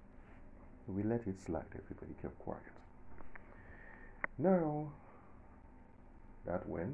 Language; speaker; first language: English; non-native, local second language; Yoruba